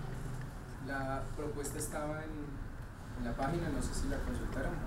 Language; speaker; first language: Spanish; native; Spanish